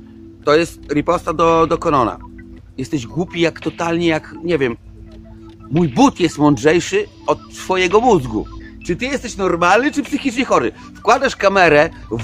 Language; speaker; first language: Polish; native; Polish